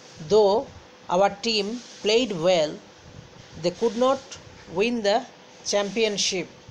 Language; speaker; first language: English; non-native, local second language; Bangla